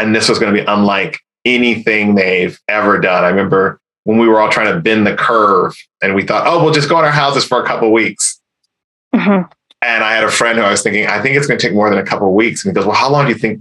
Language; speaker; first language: English; native; English